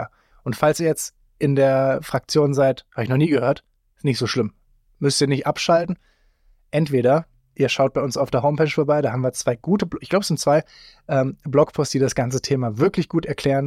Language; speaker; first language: German; native; German